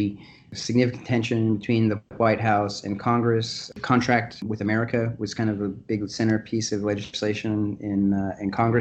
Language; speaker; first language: English; native; English